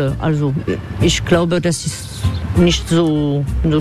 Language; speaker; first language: German; non-native, fluent; French